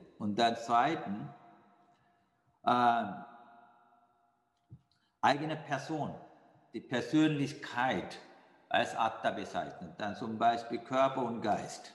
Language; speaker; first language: German; non-native, fluent; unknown